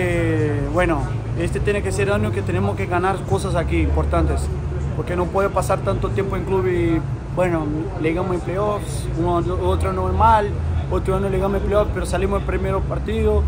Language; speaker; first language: Spanish; non-native, learner; Portuguese